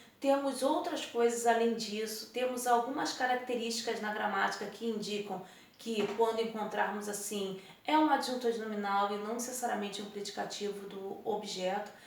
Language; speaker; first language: Portuguese; native; Portuguese